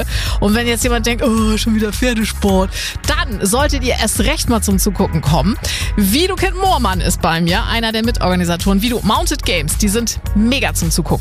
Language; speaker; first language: German; native; German